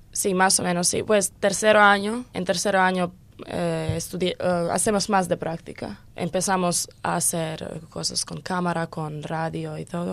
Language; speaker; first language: Spanish; non-native, learner; Croatian